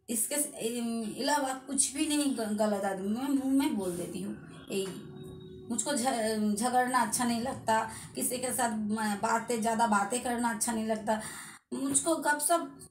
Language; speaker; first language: Hindi; non-native, local second language; Bangla